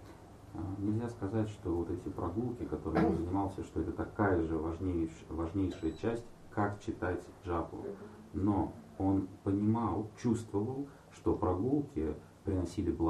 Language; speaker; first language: Russian; native; Russian